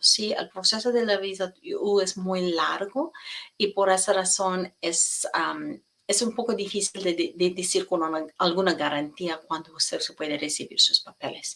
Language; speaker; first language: Spanish; non-native, fluent; English